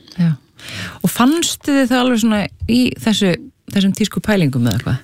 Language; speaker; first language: Icelandic; native; Icelandic